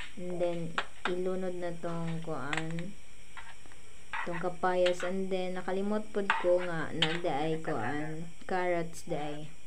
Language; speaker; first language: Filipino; non-native, local second language; Cebuano